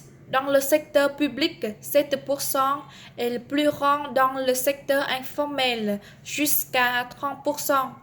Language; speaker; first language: French; non-native, learner; Vietnamese